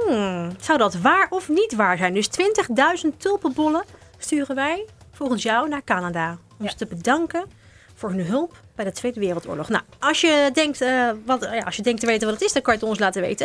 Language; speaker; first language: Dutch; native; Dutch